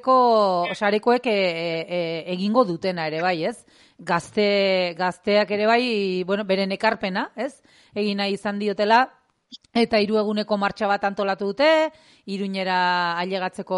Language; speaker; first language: Basque; native; Basque